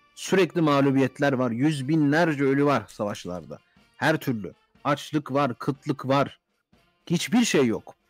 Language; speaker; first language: Turkish; early bilingual, heritage; Turkish